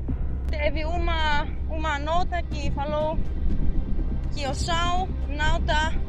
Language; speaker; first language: Portuguese; non-native, learner; Greek